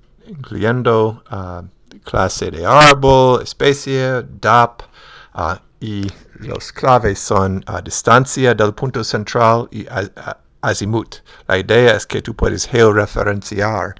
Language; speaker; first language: Spanish; non-native, fluent; English